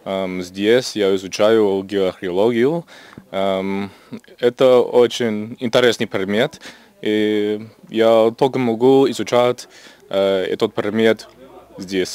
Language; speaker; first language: Russian; non-native, learner; English